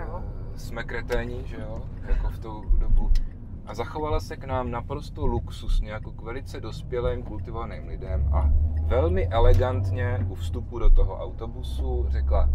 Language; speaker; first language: Czech; native; Czech